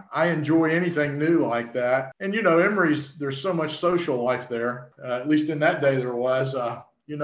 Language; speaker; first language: English; native; English